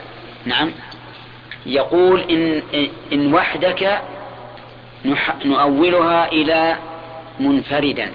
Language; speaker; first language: Arabic; native; Arabic